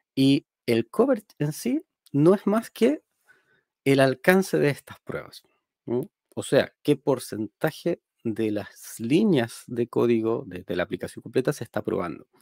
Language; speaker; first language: Spanish; native; Spanish